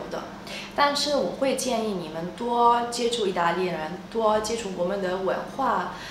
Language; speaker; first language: Chinese; non-native, fluent; Italian